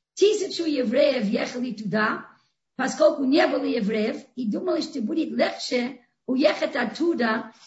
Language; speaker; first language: Russian; non-native, fluent; English